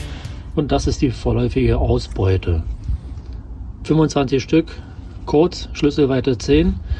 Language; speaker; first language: German; native; German